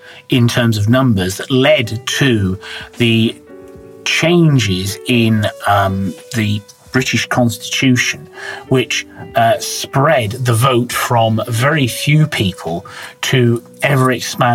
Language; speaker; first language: English; native; English